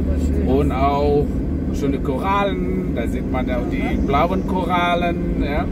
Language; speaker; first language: German; non-native, learner; Indonesian